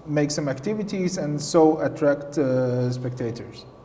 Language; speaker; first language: English; non-native, fluent; Latvian